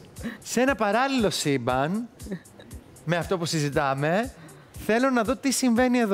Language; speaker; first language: Greek; native; Greek